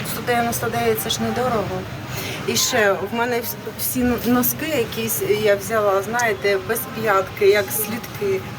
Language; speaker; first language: Ukrainian; non-native, local second language; Russian